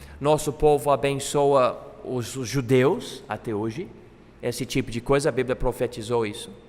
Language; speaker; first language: Portuguese; non-native, fluent; English